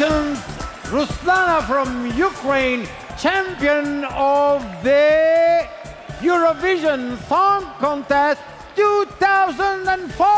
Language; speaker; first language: English; non-native, fluent; Turkish